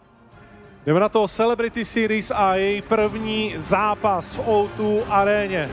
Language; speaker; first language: Czech; native; Czech